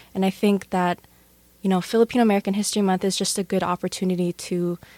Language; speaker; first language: English; native; English